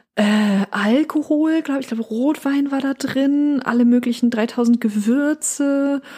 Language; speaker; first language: German; native; German